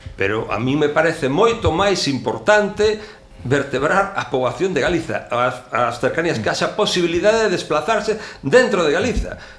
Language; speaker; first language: Galician; native; Galician